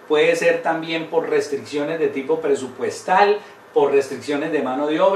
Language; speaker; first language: Spanish; native; Spanish